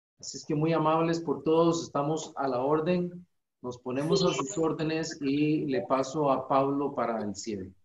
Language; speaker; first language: Spanish; native; Spanish